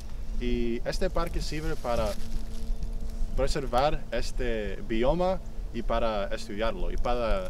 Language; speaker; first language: Spanish; non-native, fluent; English